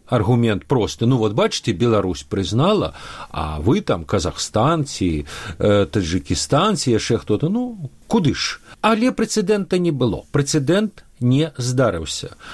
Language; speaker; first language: Belarusian; non-native, local second language; Russian